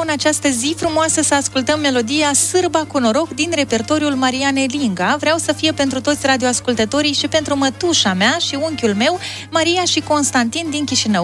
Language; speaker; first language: Romanian; native; Romanian